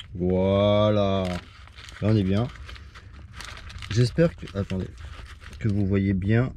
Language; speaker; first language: French; native; French